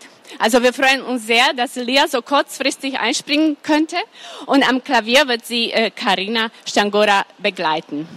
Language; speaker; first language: German; non-native, fluent; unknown